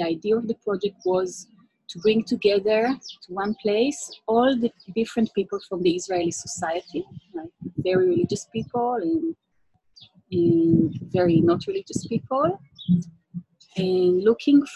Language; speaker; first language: English; non-native, fluent; Hebrew